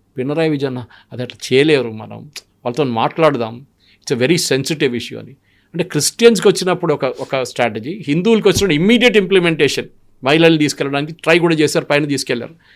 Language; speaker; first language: Telugu; non-native, local second language; Malayalam